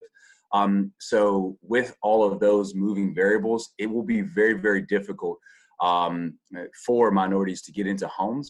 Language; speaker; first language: English; native; English